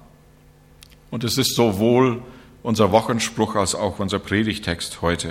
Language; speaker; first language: German; non-native, fluent; English